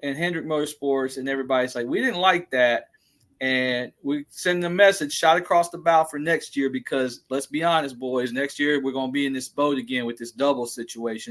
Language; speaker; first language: English; native; English